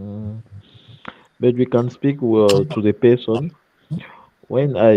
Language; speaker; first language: English; non-native, learner; French